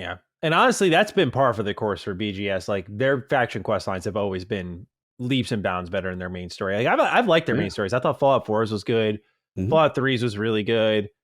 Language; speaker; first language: English; native; English